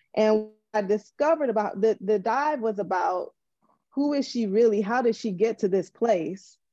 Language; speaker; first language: English; native; English